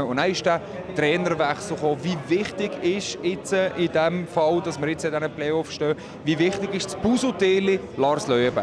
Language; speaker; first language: German; native; German